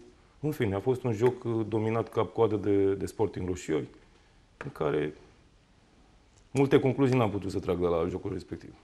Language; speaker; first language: Romanian; native; Romanian